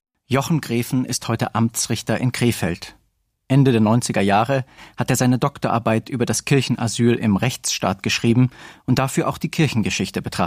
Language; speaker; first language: German; native; German